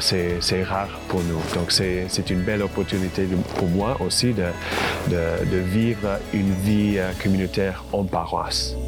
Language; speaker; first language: French; non-native, fluent; English